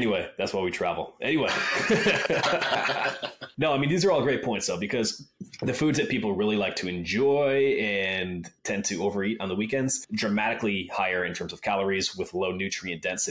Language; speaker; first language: English; native; English